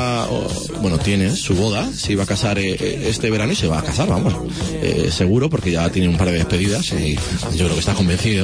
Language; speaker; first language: Spanish; native; Spanish